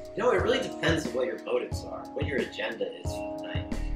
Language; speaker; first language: English; native; English